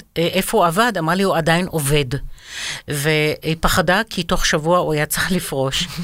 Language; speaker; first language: Hebrew; non-native, fluent; Arabic